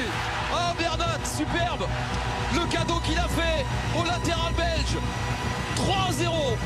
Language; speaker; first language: French; native; French